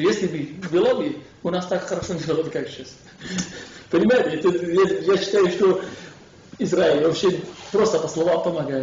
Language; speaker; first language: Russian; non-native, fluent; Kurdish